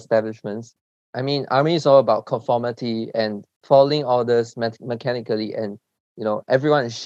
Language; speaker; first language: English; early bilingual, other home language; Chinese